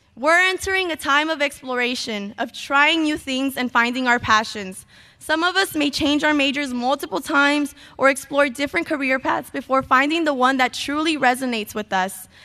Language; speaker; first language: English; early bilingual, other home language; Spanish